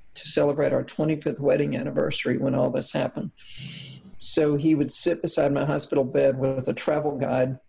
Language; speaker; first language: English; native; English